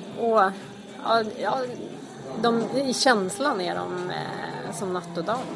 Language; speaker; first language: Swedish; native; Swedish